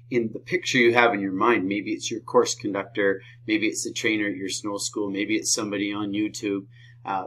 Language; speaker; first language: English; native; English